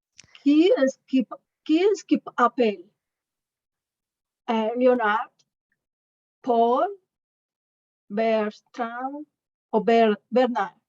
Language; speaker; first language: French; non-native, learner; Spanish